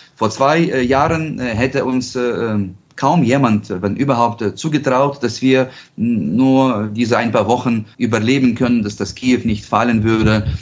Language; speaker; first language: German; non-native, fluent; Ukrainian